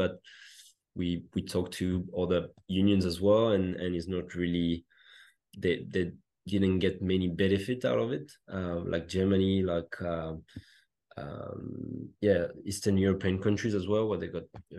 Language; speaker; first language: English; non-native, fluent; French